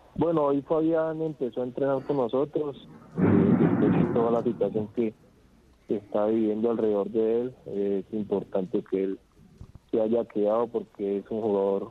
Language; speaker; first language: Spanish; native; Spanish